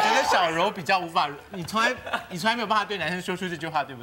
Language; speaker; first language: Chinese; native; Chinese